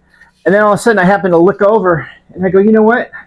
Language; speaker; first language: English; native; English